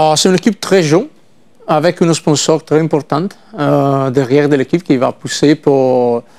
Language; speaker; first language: French; non-native, learner; Italian